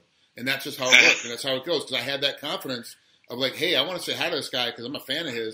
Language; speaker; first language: English; native; English